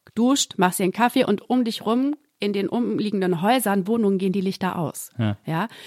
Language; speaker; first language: German; native; German